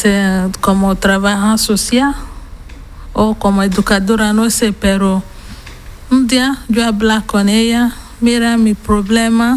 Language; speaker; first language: Spanish; non-native, learner; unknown